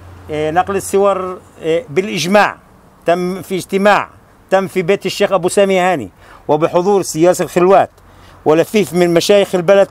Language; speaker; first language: Arabic; native; Arabic